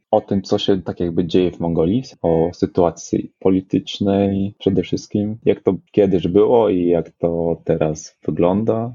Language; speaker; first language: Polish; non-native, fluent; Mongolian